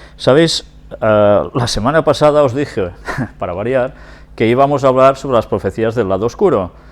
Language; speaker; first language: Spanish; non-native, local second language; Catalan